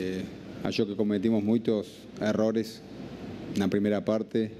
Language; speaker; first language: Portuguese; non-native, learner; Spanish